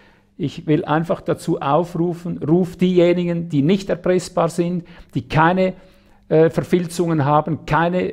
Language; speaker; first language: German; native; German